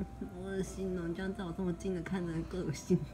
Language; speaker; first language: Chinese; native; Chinese